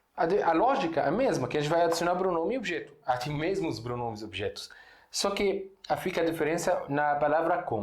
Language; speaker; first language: Portuguese; non-native, fluent; Arabic